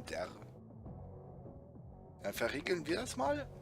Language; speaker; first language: German; native; German